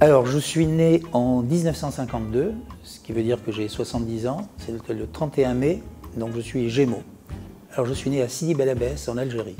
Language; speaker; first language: French; native; French